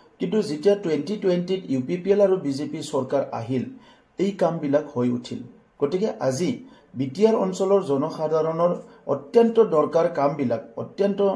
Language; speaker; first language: Assamese; non-native, local second language; Bodo